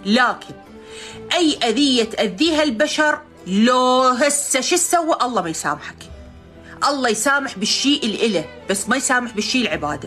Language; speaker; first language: Arabic; native; Arabic